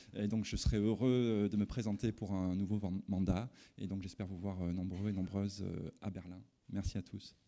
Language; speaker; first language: French; native; French